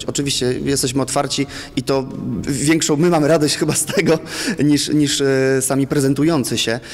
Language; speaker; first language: Polish; native; Polish